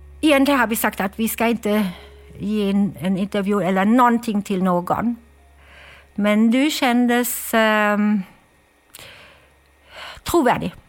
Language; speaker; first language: Swedish; non-native, fluent; German